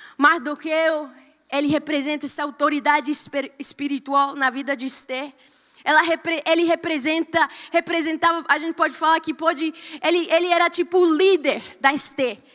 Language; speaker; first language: Portuguese; non-native, fluent; Spanish